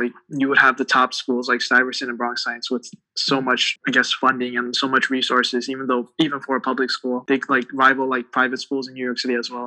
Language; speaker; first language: English; early bilingual, other home language; Tibetan